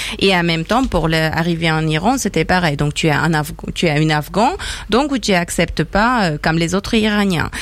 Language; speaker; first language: French; non-native, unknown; Persian